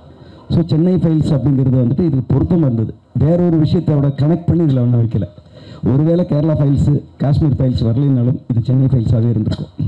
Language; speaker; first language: Tamil; native; Tamil